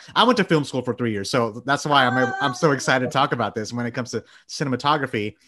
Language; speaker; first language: English; early bilingual, other home language; Bangla